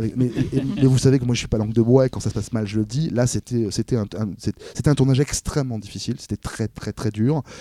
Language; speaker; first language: French; native; French